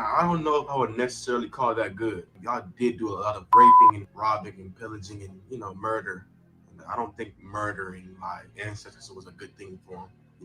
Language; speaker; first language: English; native; English